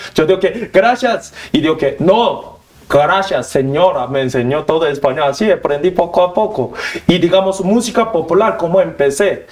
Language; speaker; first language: Spanish; non-native, learner; Korean